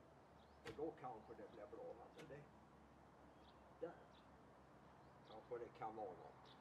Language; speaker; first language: Swedish; native; Swedish